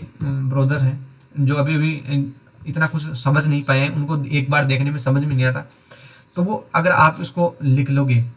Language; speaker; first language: Hindi; native; Hindi